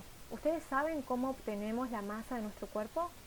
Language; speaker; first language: Spanish; native; Spanish